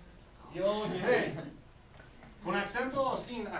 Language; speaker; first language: Spanish; non-native, fluent; English